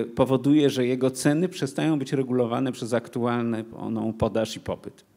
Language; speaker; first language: Polish; native; Polish